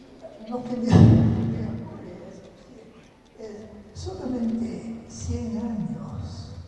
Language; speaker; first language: Spanish; non-native, fluent; English